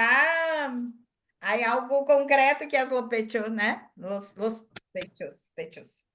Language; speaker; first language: Spanish; non-native, learner; Portuguese